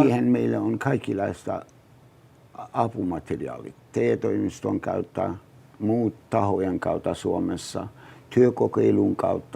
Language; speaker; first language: Finnish; non-native, learner; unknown